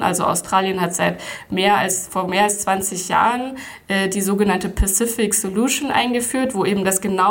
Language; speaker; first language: German; native; German